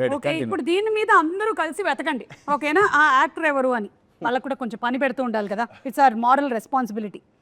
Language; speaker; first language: Telugu; non-native, local second language; Malayalam